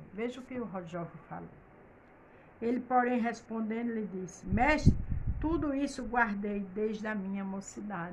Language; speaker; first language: Portuguese; native; Portuguese